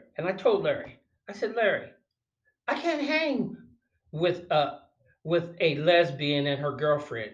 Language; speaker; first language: English; native; English